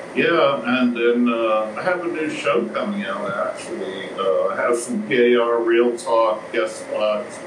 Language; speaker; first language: English; native; English